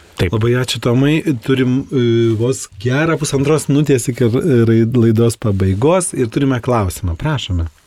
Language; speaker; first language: Lithuanian; native; Lithuanian